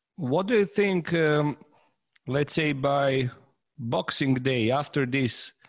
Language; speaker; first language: English; non-native, fluent; Serbian